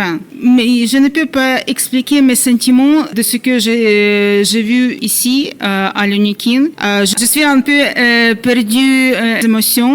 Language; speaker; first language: French; non-native, fluent; Ukrainian